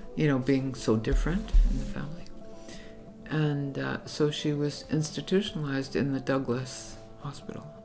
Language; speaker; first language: English; native; English